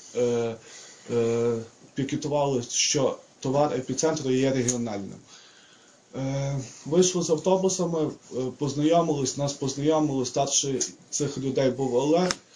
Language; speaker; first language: Ukrainian; native; Ukrainian